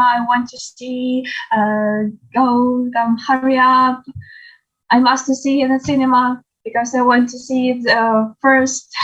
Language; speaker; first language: English; non-native, learner; Ukrainian